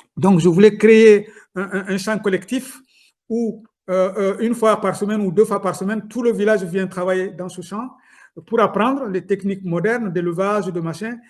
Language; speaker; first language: French; non-native, local second language; Soninke